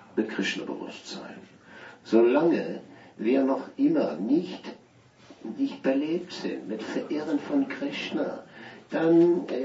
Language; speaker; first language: German; non-native, fluent; Dutch